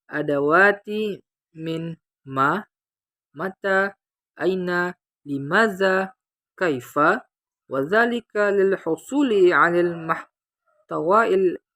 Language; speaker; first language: Arabic; non-native, learner; Indonesian